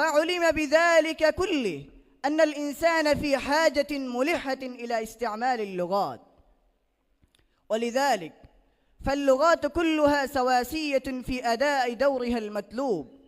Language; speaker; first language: Arabic; non-native, learner; Bangla